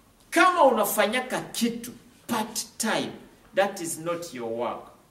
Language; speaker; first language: English; non-native, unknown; Swahili